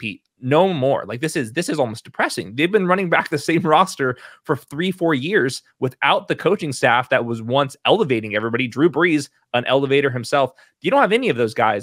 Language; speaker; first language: English; native; English